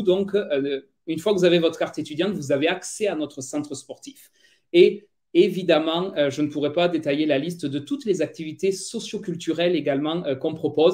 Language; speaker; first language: French; native; French